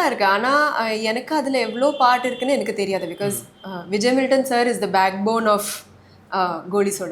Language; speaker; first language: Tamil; early bilingual, heritage; Tamil